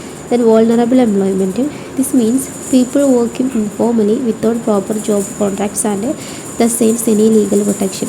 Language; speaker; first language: English; non-native, local second language; Malayalam